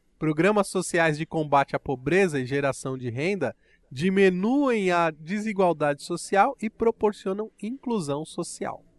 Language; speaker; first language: Portuguese; native; Portuguese